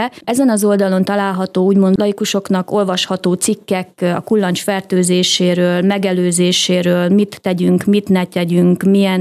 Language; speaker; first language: Hungarian; native; Hungarian